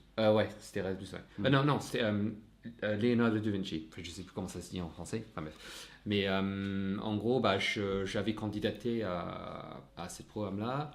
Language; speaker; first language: French; non-native, fluent; English